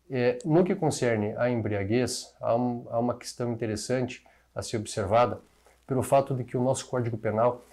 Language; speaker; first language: Portuguese; native; Portuguese